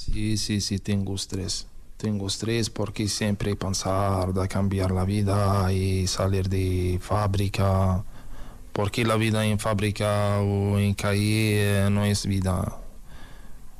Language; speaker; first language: Spanish; non-native, learner; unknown